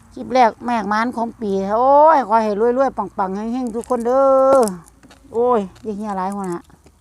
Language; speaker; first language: Thai; native; Thai